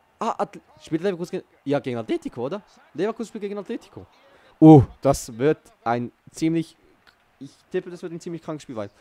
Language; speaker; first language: German; early bilingual, other home language; Portuguese